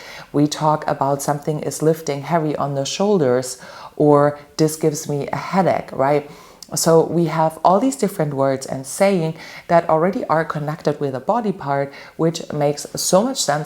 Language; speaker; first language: English; non-native, fluent; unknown